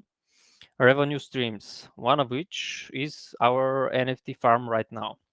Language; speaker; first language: English; non-native, fluent; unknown